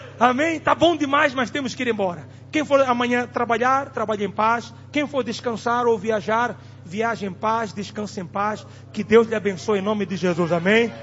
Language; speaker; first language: Portuguese; non-native, local second language; Tsonga